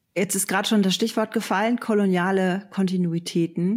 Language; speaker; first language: German; native; German